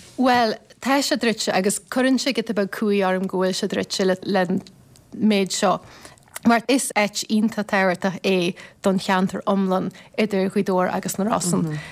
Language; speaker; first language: Irish; native; Irish